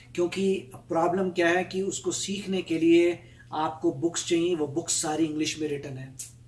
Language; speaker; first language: Hindi; native; Hindi